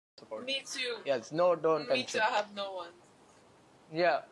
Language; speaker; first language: English; non-native, learner; Punjabi